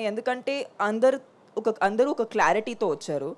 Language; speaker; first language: Telugu; non-native, local second language; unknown